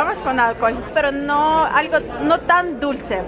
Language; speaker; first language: Spanish; non-native, learner; Russian